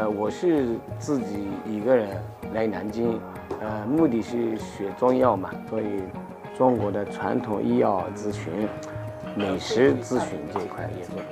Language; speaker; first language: Chinese; non-native, fluent; Japanese